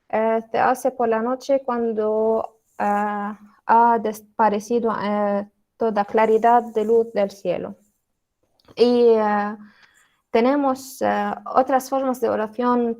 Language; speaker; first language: Spanish; non-native, learner; Arabic